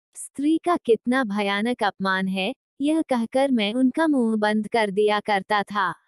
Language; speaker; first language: Hindi; non-native, local second language; Marathi